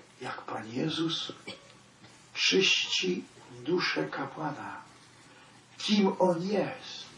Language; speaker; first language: Polish; native; Polish